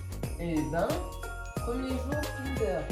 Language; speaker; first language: French; native; French